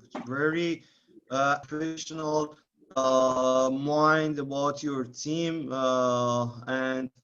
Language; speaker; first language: English; non-native, learner; Persian